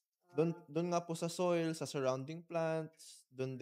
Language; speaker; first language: Filipino; native; Filipino